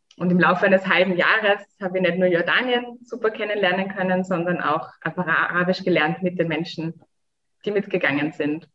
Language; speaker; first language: German; native; German